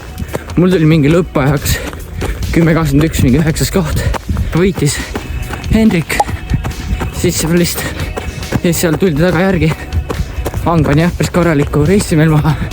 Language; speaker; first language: Estonian; native; Estonian